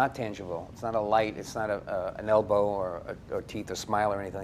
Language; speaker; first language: English; native; English